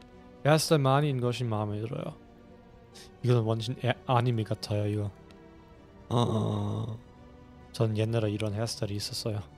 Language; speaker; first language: Korean; non-native, fluent; German